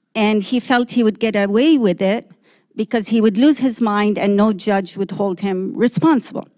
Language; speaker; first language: English; early bilingual, other home language; Arabic